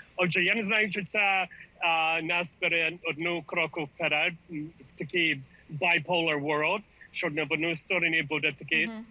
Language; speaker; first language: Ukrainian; early bilingual, heritage; English